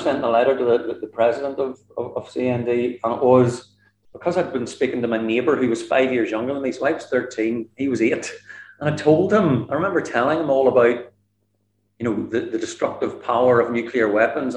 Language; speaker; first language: English; native; English